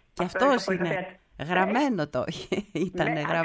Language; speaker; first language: Greek; native; Greek